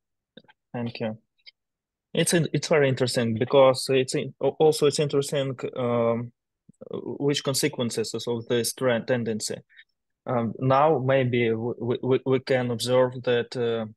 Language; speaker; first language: English; non-native, learner; Ukrainian